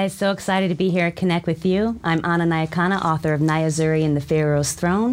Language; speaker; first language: English; early bilingual, other home language; Russian